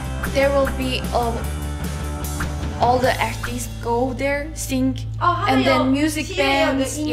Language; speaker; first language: English; non-native, learner; Mongolian